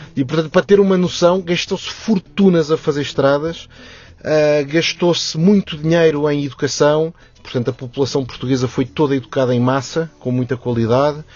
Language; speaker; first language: Portuguese; native; Portuguese